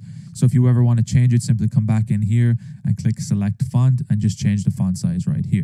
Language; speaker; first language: English; native; English